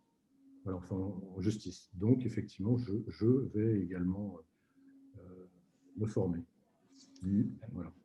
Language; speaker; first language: French; native; French